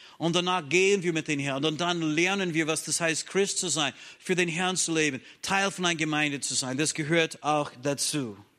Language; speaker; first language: German; non-native, fluent; English